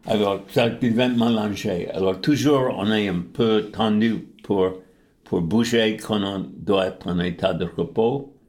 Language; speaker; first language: French; non-native, fluent; English